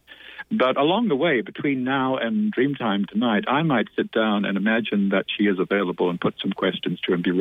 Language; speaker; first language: English; native; English